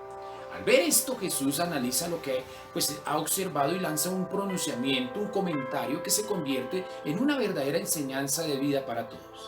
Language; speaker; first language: Spanish; native; Spanish